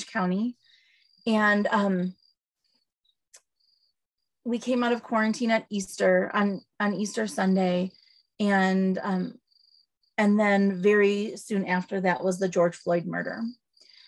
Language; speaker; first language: English; native; English